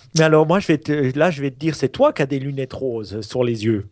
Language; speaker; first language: French; native; French